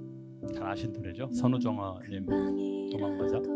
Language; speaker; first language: Korean; native; Korean